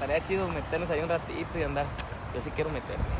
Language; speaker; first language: Spanish; native; Spanish